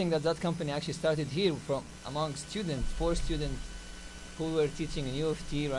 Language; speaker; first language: English; non-native, fluent; Arabic